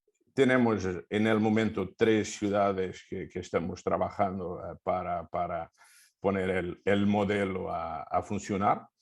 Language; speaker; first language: Spanish; non-native, fluent; Portuguese